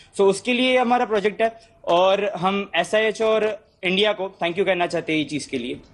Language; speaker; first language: Hindi; non-native, local second language; Gujarati